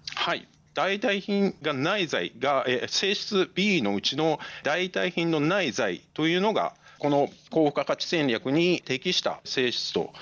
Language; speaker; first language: Japanese; native; Japanese